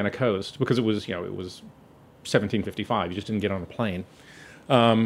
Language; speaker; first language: English; native; English